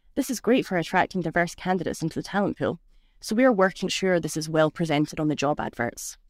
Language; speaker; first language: English; native; English